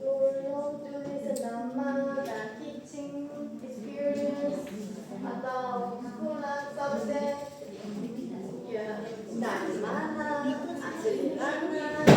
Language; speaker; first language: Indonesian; non-native, learner; Korean